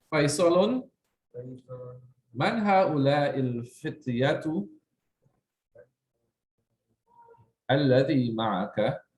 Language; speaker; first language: Arabic; non-native, fluent; English